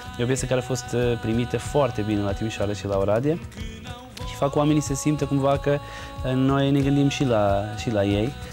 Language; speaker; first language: Romanian; non-native, fluent; Portuguese